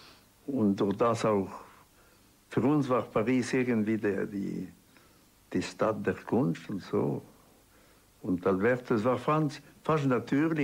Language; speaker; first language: German; non-native, local second language; Italian